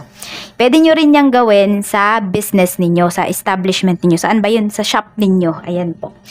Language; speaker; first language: Filipino; native; Filipino